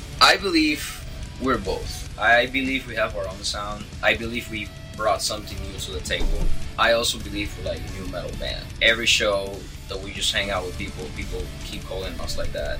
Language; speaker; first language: English; non-native, fluent; Spanish